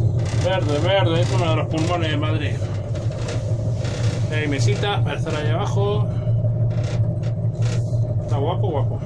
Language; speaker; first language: Spanish; native; Spanish